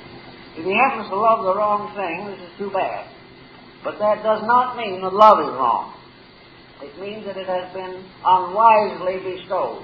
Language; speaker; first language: English; native; English